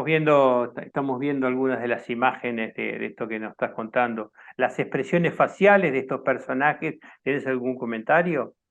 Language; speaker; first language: Spanish; native; Spanish